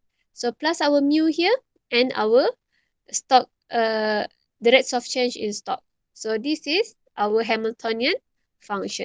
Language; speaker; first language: English; non-native, local second language; Malay